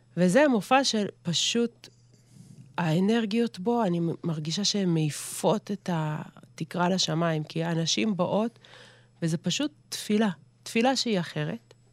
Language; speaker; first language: Hebrew; native; Hebrew